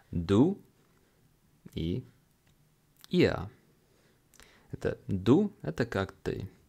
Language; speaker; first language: Russian; non-native, fluent; English